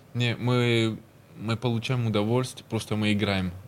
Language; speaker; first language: Russian; early bilingual, heritage; Russian